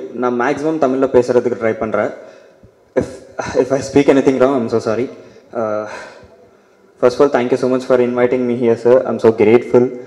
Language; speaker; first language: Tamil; non-native, learner; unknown